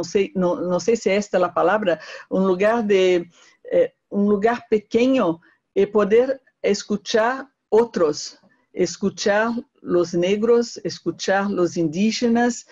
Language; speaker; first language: Spanish; non-native, fluent; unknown